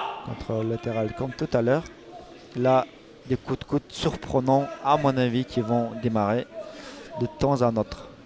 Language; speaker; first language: French; native; French